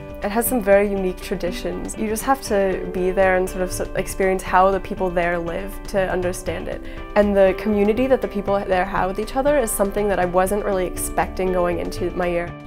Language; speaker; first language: English; native; English